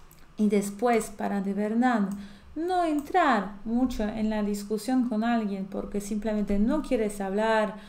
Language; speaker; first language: Spanish; non-native, fluent; Polish